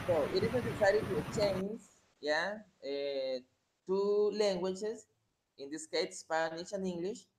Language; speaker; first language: English; non-native, fluent; Spanish